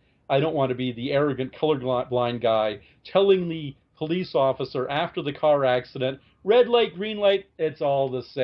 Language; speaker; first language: English; native; English